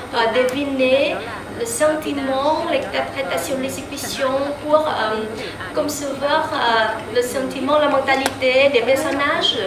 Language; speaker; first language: French; non-native, fluent; Vietnamese